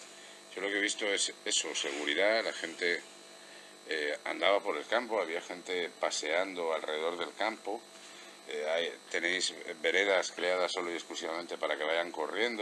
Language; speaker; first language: Spanish; native; Spanish